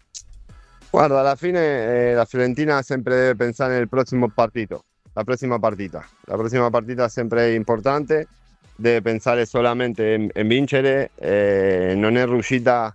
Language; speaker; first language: Italian; non-native, fluent; Spanish